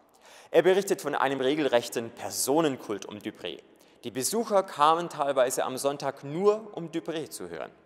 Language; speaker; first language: German; native; German